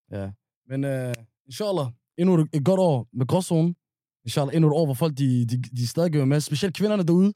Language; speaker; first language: Danish; early bilingual, other home language; Somali